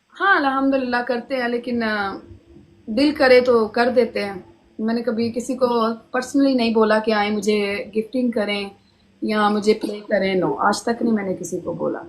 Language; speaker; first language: Urdu; early bilingual, heritage; Hindi